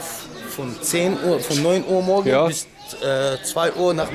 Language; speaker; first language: German; non-native, learner; Arabic